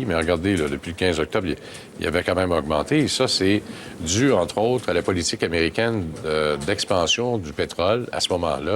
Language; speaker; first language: French; native; French